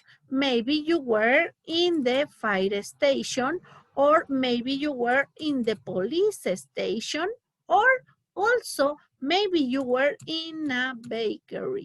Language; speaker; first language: English; non-native, learner; Spanish